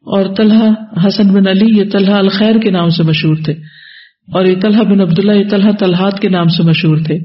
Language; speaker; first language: Urdu; native; Urdu